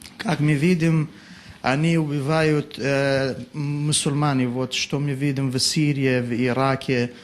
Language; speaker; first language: Russian; non-native, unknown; Kurdish